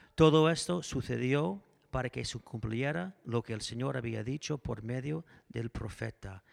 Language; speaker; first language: Spanish; non-native, fluent; English